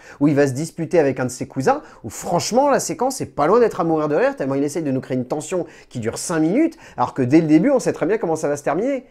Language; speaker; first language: French; native; French